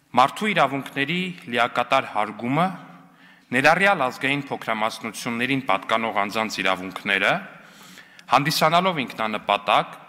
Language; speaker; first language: Armenian; native; Armenian